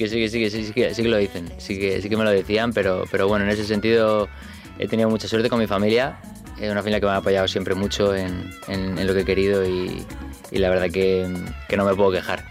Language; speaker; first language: Spanish; native; Spanish